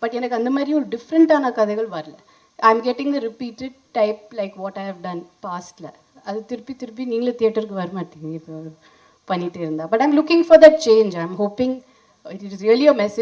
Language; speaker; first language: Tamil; non-native, fluent; Hindi